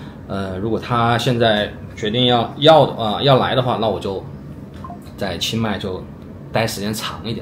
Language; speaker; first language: Chinese; native; Chinese